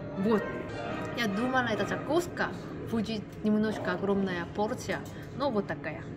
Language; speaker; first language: Russian; non-native, fluent; Korean